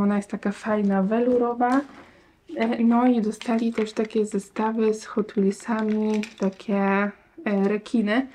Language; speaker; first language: Polish; native; Polish